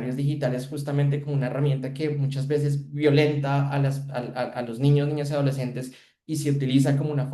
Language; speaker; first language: Spanish; native; Spanish